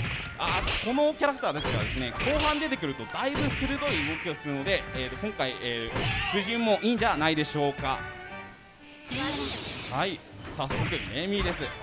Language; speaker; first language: Japanese; native; Japanese